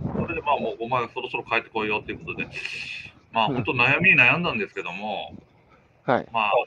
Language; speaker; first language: Japanese; native; Japanese